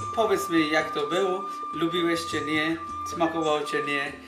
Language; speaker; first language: Polish; non-native, learner; Bangla